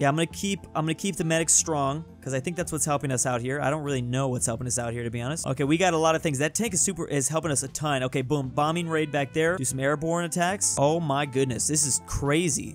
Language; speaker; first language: English; native; English